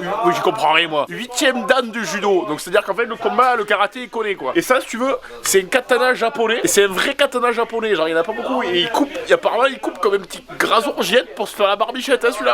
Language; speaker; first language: French; native; French